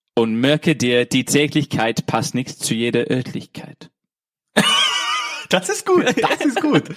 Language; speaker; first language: German; non-native, fluent; English